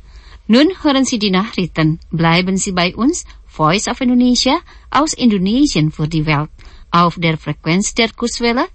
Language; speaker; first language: German; non-native, fluent; Indonesian